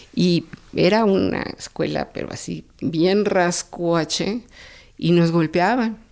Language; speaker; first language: Spanish; native; Spanish